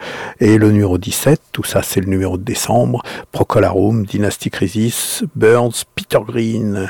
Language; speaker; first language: French; native; French